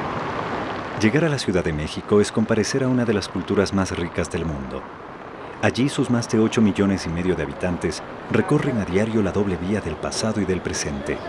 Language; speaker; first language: Spanish; native; Spanish